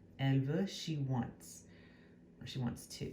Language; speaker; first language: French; non-native, fluent; English